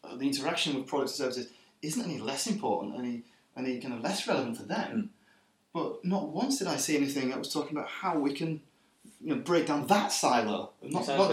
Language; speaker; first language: English; native; English